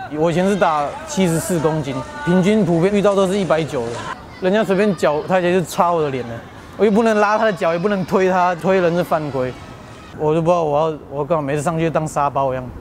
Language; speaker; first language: Chinese; native; Chinese